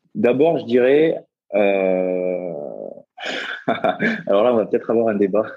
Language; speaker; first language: French; native; French